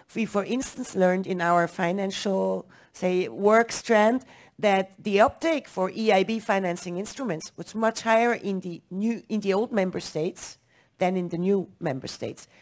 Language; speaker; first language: English; non-native, fluent; German